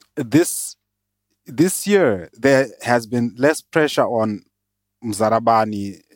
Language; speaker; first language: English; non-native, local second language; Shona